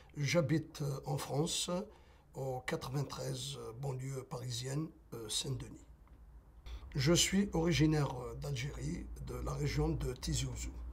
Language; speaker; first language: French; non-native, local second language; Kabyle